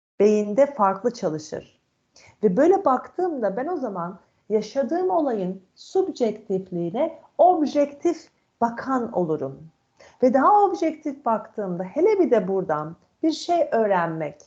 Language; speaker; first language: Turkish; native; Turkish